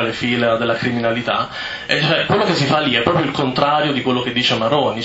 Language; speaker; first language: Italian; native; Italian